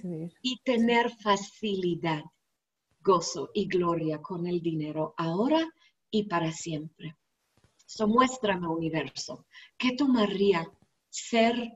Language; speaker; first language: Spanish; non-native, learner; English